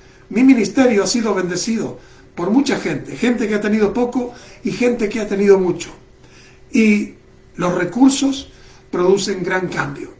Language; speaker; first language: Spanish; native; Spanish